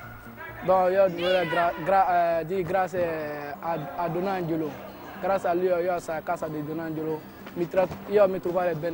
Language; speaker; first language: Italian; non-native, learner; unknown